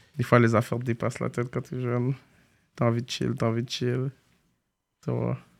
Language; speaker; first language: French; native; French